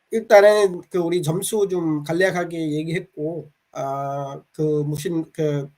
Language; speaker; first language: Korean; non-native, fluent; Bangla